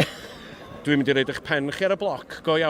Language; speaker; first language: Welsh; native; Welsh